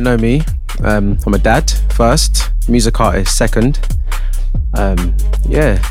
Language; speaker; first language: English; native; English